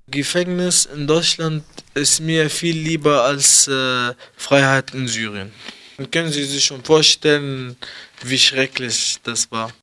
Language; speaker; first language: German; early bilingual, other home language; Arabic